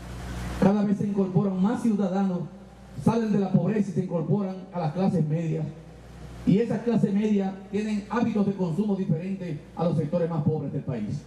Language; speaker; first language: Spanish; native; Spanish